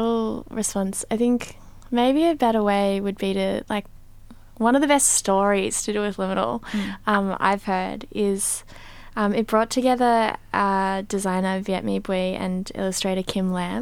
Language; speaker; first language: English; native; English